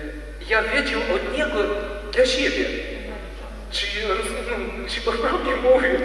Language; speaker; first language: Polish; non-native, learner; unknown